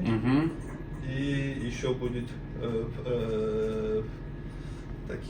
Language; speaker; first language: Russian; non-native, learner; Uzbek